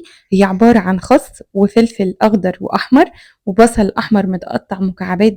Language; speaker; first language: Arabic; native; Arabic